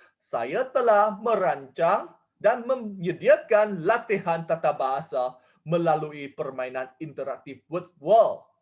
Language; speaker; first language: Malay; non-native, local second language; Chinese